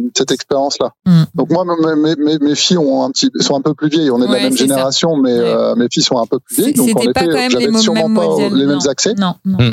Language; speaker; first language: French; native; French